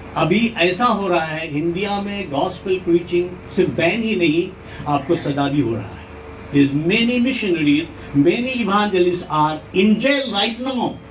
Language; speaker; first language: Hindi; non-native, local second language; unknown